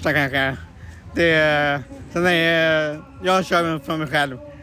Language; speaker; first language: Swedish; native; Swedish